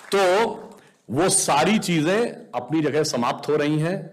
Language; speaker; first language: Hindi; native; Hindi